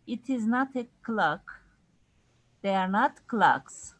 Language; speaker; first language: English; non-native, learner; Turkish